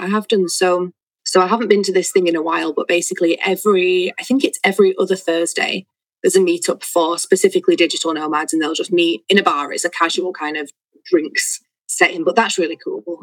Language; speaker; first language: English; native; English